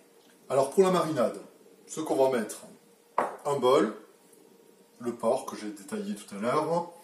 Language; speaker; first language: French; native; French